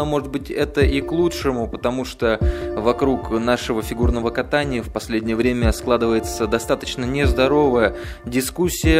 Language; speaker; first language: Russian; native; Russian